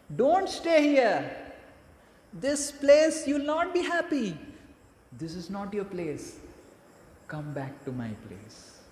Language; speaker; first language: English; non-native, local second language; Hindi